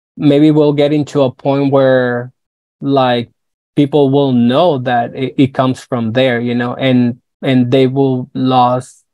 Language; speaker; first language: English; non-native, fluent; Spanish